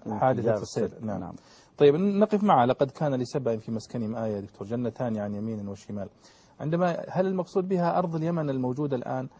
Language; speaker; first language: Arabic; native; Arabic